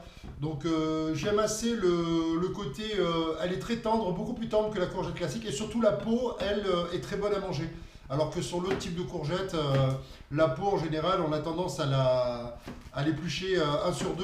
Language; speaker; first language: French; native; French